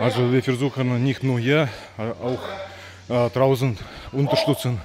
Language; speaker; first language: German; non-native, learner; Russian